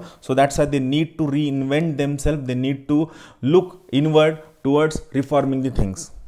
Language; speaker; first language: English; non-native, local second language; Marathi